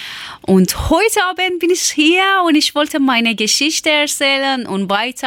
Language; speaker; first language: German; non-native, learner; Persian